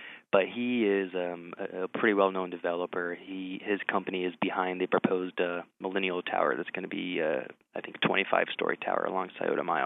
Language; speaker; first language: English; native; English